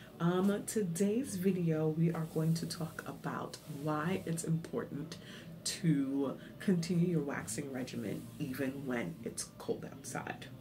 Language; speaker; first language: English; native; English